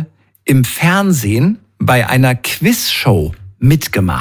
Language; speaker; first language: German; native; German